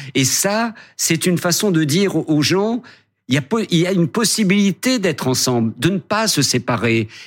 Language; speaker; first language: French; native; French